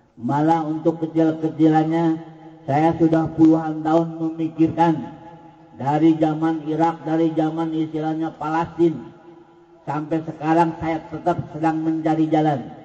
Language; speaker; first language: Indonesian; non-native, local second language; Sundanese